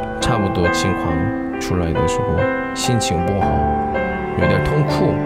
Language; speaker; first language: Chinese; non-native, learner; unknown